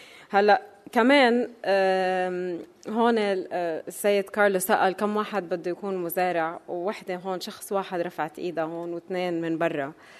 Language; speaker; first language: Arabic; native; Arabic